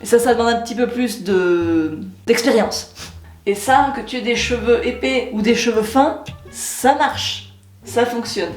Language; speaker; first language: French; native; French